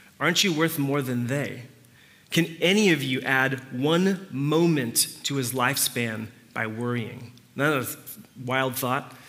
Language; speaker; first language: English; early bilingual, other home language; Spanish